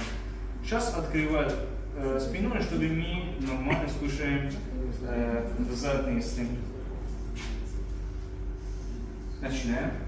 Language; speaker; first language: Russian; non-native, fluent; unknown